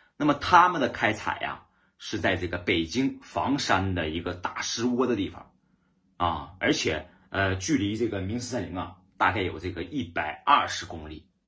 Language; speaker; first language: Chinese; native; Chinese